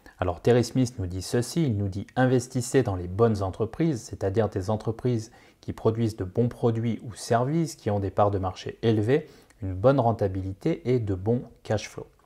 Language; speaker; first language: French; native; French